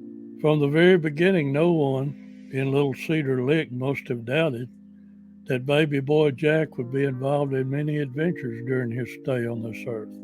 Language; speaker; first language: English; native; English